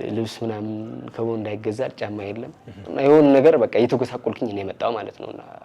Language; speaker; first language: Amharic; non-native, local second language; Tigrinya